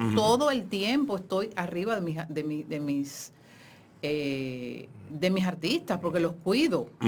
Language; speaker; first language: Spanish; native; Spanish